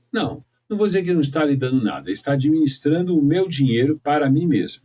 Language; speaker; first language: Portuguese; native; Portuguese